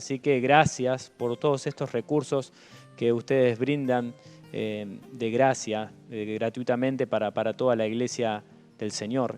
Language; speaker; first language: Spanish; native; Spanish